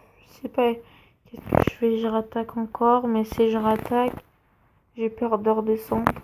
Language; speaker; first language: French; native; French